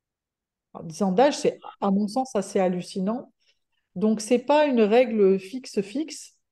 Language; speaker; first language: French; native; French